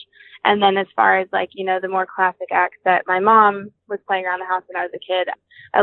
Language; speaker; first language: English; native; English